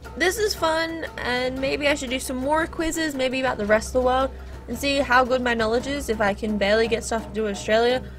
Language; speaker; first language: English; native; English